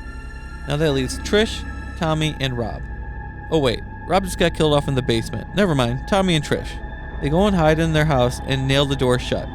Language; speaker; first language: English; native; English